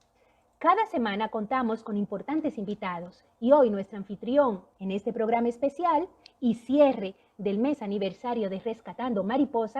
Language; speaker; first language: Spanish; native; Spanish